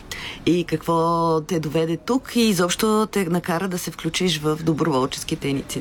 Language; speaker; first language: Bulgarian; native; Bulgarian